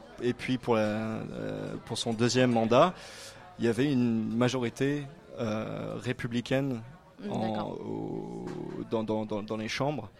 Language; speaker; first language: French; native; French